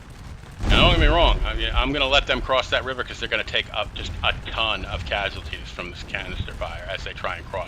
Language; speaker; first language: English; native; English